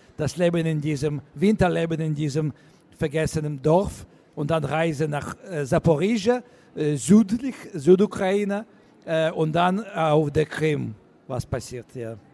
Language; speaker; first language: German; non-native, learner; Russian